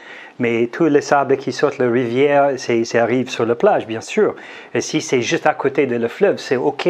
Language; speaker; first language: French; non-native, learner; English